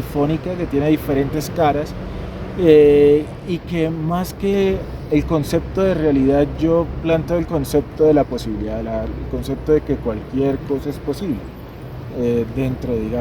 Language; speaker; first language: Spanish; native; Spanish